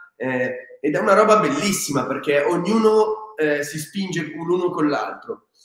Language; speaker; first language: Italian; native; Italian